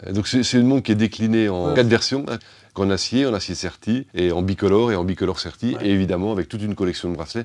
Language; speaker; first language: French; native; French